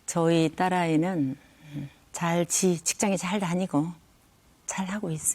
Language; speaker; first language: Korean; native; Korean